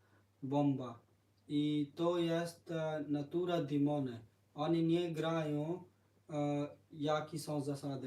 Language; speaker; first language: Polish; non-native, learner; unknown